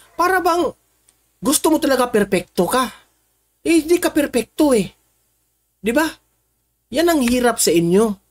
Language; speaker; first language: Filipino; non-native, local second language; Cebuano